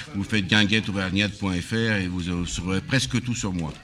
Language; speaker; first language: French; native; French